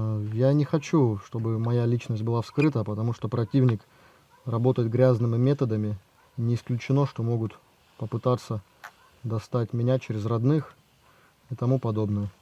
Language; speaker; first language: Russian; native; Russian